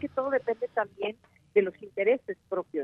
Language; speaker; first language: Spanish; native; Spanish